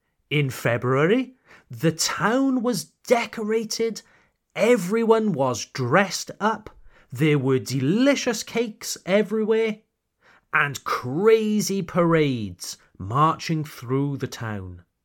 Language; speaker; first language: English; native; English